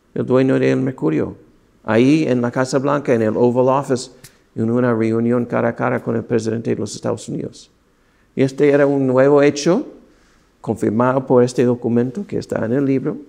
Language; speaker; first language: Spanish; non-native, fluent; English